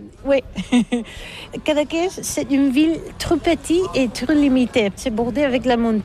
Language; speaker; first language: French; non-native, learner; Catalan